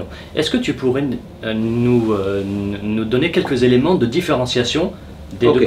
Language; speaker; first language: French; native; French